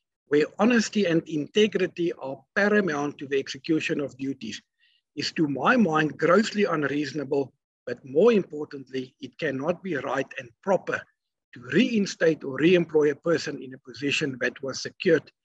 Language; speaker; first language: English; non-native, local second language; Afrikaans